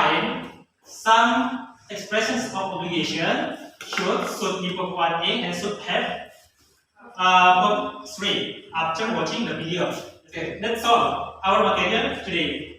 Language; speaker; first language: English; non-native, learner; Indonesian